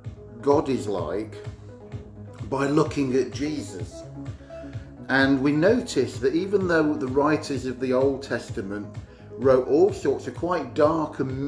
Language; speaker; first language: English; native; English